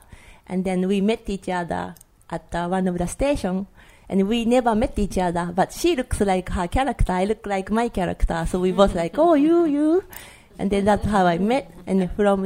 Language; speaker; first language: English; non-native, learner; Japanese